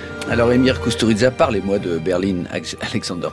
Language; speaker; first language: French; native; French